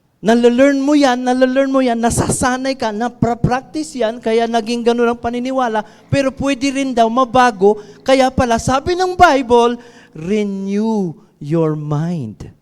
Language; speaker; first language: Filipino; non-native, local second language; Iloko